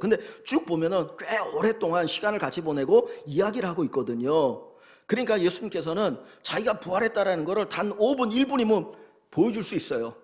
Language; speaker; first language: Korean; native; Korean